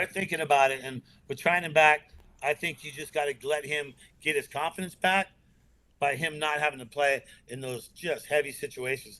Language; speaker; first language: English; native; English